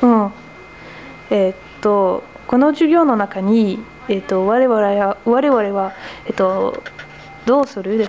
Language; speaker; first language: Japanese; non-native, learner; French